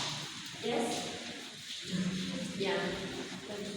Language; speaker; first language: English; non-native, learner; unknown